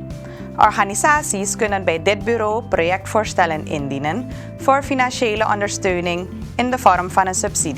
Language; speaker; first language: Dutch; native; Dutch